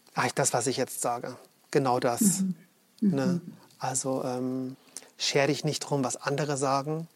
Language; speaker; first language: German; native; German